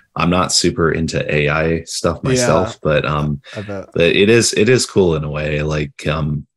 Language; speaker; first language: English; native; English